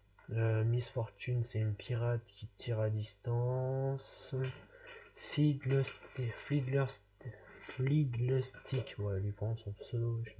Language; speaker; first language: French; native; French